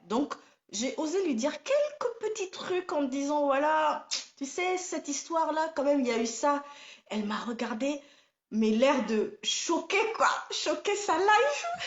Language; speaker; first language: French; non-native, local second language; Somali